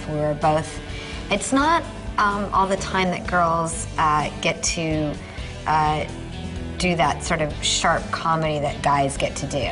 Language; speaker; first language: English; native; English